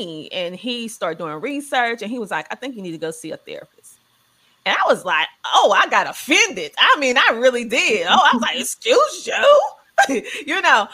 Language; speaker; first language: English; native; English